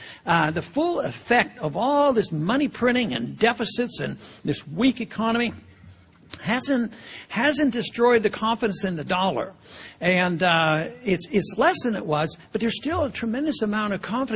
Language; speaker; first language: English; native; English